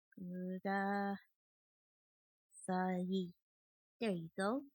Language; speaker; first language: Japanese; non-native, learner; English